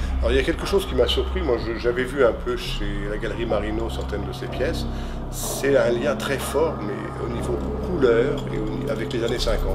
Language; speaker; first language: French; native; French